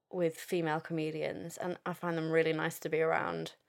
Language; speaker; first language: English; early bilingual, other home language; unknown